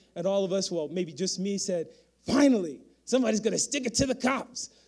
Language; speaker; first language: English; native; English